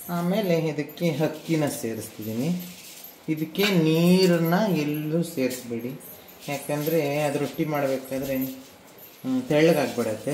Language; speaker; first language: Kannada; native; Kannada